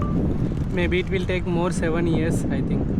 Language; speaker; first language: English; non-native, local second language; Telugu